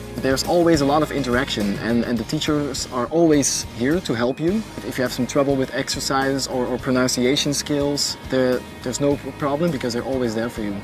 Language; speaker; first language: English; non-native, fluent; Dutch